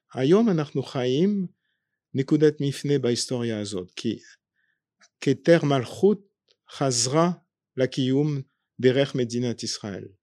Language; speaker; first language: Hebrew; non-native, fluent; French